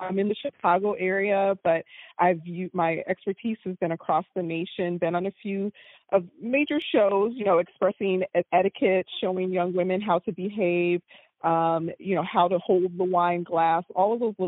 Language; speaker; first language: English; native; English